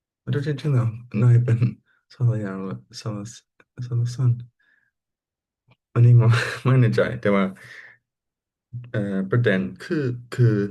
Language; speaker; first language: Thai; non-native, learner; English